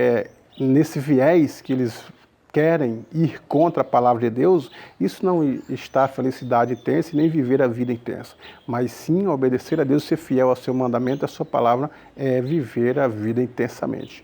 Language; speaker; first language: Portuguese; native; Portuguese